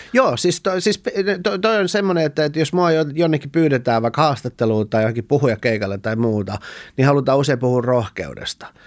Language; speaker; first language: Finnish; early bilingual, other home language; Persian